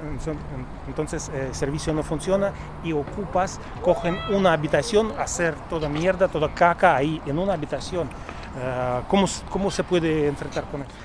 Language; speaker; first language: Spanish; non-native, fluent; Russian